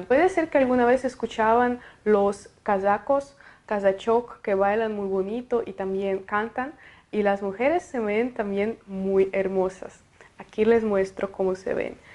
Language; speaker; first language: Spanish; non-native, fluent; Russian